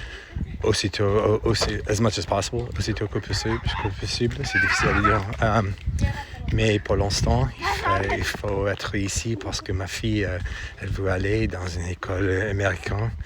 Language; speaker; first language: French; non-native, fluent; English